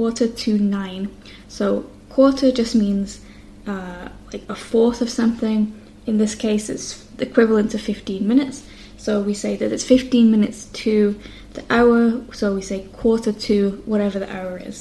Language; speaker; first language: English; native; English